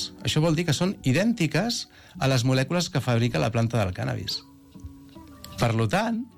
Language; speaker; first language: Catalan; native; Catalan